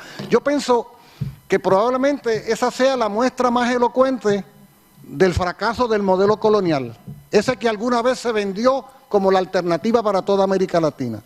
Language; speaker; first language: Spanish; native; Spanish